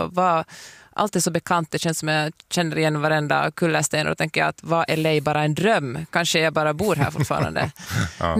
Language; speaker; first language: Swedish; native; Swedish